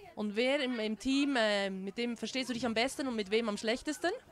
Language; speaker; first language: German; native; German